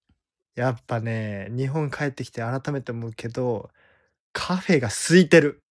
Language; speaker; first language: Japanese; native; Japanese